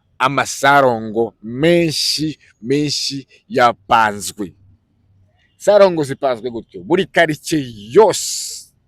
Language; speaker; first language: Kinyarwanda; native; Kinyarwanda